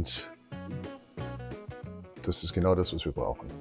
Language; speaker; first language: German; native; German